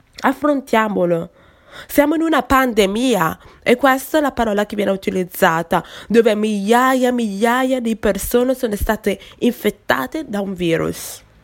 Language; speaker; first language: Italian; non-native, fluent; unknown